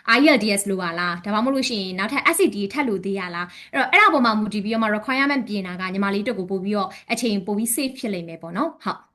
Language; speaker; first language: Burmese; native; Burmese